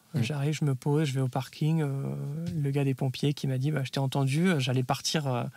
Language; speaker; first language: French; native; French